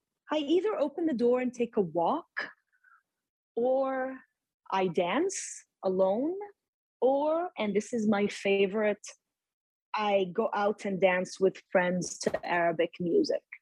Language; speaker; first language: English; non-native, fluent; Arabic